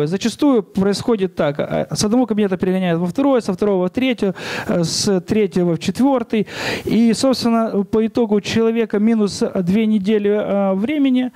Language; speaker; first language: Russian; non-native, local second language; Ukrainian